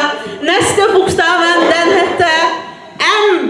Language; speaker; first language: Norwegian; non-native, fluent; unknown